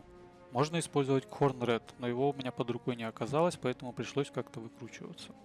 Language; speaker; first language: Russian; native; Russian